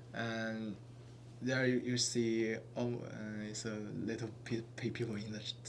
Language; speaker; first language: English; non-native, learner; Chinese